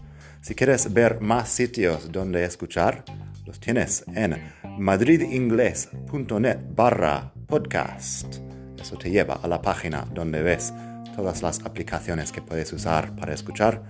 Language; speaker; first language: Spanish; non-native, fluent; English